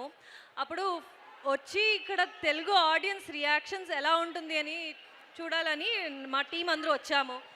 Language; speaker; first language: Telugu; non-native, fluent; Kannada